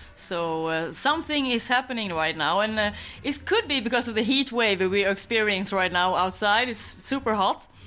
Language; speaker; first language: English; non-native, fluent; Swedish